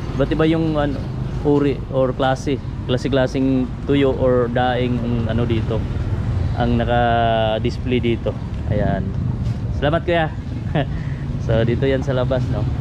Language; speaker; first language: Filipino; non-native, local second language; Cebuano